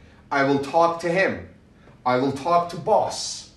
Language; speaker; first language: English; non-native, fluent; Persian